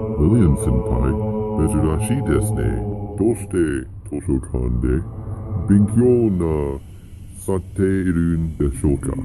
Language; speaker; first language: Japanese; non-native, learner; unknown